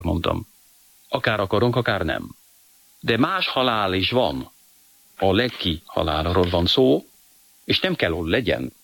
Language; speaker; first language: Hungarian; non-native, fluent; French